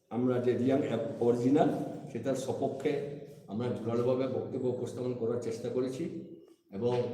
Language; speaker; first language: Bangla; non-native, local second language; Kok Borok